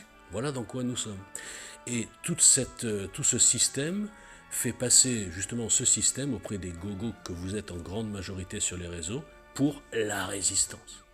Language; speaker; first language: French; native; French